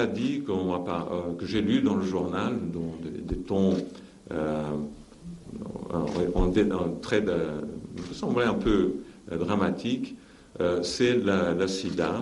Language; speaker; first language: French; non-native, fluent; Portuguese